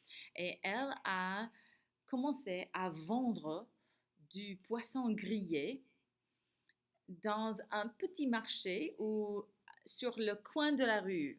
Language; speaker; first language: French; non-native, fluent; English